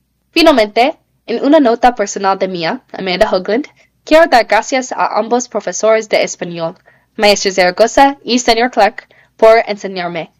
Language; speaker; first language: Spanish; non-native, learner; English